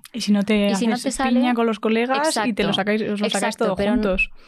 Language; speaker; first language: Spanish; native; Spanish